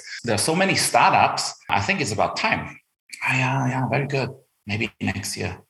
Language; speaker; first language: English; non-native, fluent; German